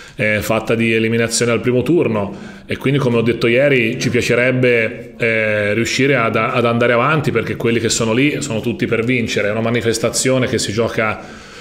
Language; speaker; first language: Italian; native; Italian